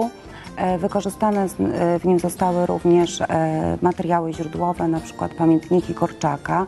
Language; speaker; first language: Polish; native; Polish